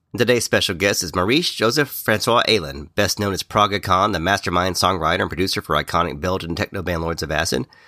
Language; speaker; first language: English; native; English